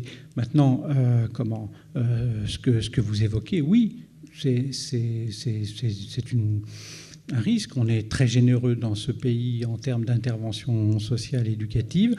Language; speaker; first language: French; native; French